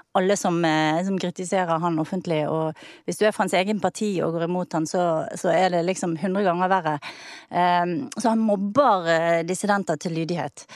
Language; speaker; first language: Norwegian; native; Norwegian